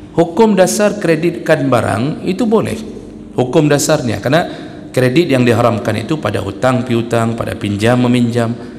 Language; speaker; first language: Malay; non-native, local second language; Achinese